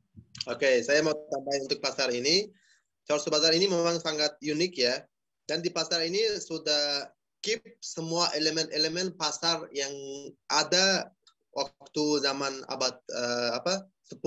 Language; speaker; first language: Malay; non-native, fluent; Uzbek